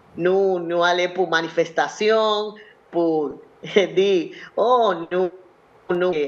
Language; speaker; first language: Haitian Creole; non-native, learner; Spanish